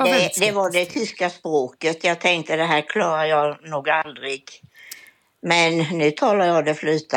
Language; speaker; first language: Swedish; native; Swedish